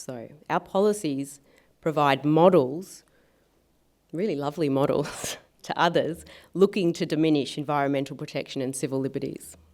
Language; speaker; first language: English; native; English